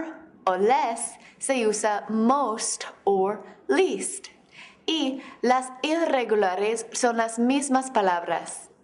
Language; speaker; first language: Spanish; non-native, fluent; English